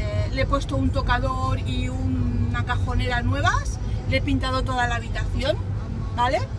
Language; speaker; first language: Spanish; native; Spanish